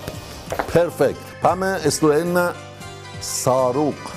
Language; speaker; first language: Greek; non-native, learner; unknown